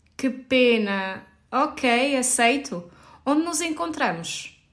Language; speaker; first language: Portuguese; native; Portuguese